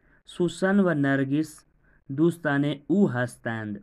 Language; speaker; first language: Persian; non-native, fluent; Urdu